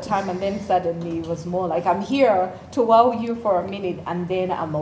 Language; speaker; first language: English; non-native, local second language; Ganda